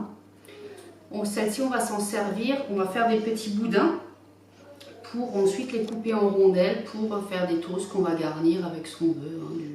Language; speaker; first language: French; native; French